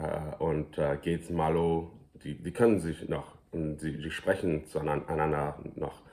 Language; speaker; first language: German; early bilingual, heritage; English